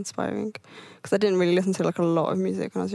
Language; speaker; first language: English; native; English